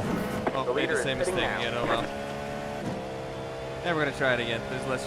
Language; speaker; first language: English; native; English